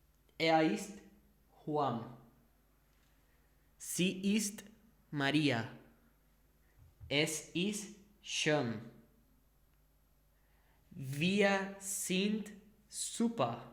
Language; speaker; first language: German; non-native, learner; Spanish